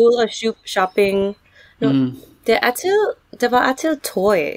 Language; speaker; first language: Danish; non-native, fluent; English